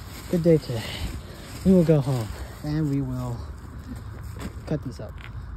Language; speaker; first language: English; early bilingual, other home language; Korean